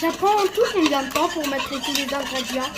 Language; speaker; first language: French; native; French